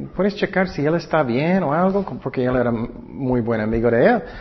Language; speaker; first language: Spanish; non-native, fluent; English